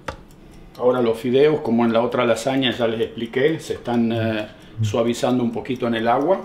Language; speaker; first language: Spanish; native; Spanish